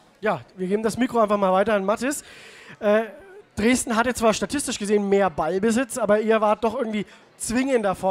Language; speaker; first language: German; native; German